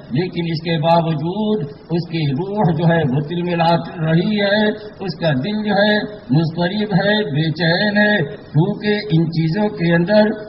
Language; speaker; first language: Urdu; native; Urdu